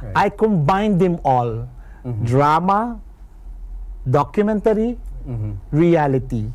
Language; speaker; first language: English; non-native, local second language; Filipino